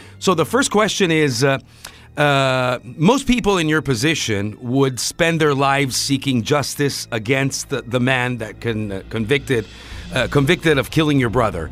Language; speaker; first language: English; non-native, fluent; Italian